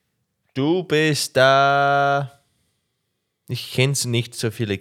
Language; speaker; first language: German; non-native, learner; English